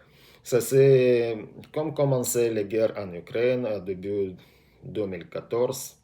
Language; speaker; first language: French; non-native, learner; Russian